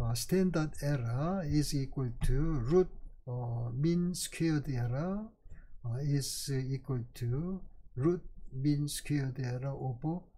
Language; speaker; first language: Korean; native; Korean